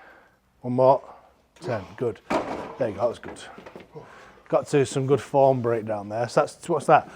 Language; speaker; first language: English; native; English